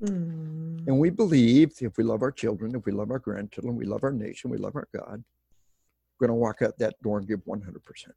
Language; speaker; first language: English; native; English